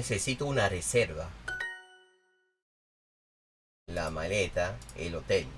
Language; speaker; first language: Spanish; non-native, learner; English